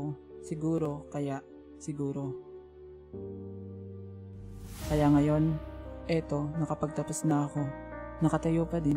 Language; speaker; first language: Filipino; native; Filipino